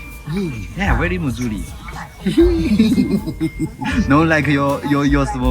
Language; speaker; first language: English; non-native, learner; Chinese